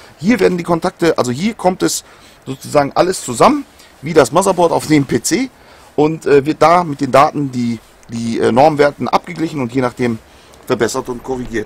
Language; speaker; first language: German; native; German